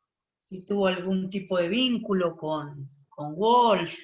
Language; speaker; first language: Spanish; native; Spanish